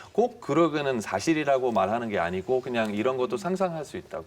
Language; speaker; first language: Korean; non-native, fluent; German